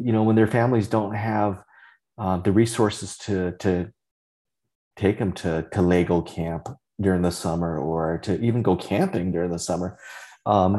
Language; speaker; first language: English; early bilingual, other home language; Vietnamese